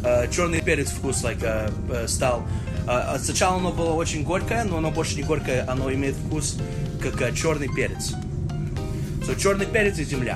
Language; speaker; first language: Russian; early bilingual, heritage; Russian